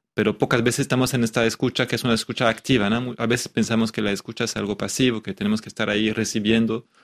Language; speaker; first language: Spanish; non-native, fluent; French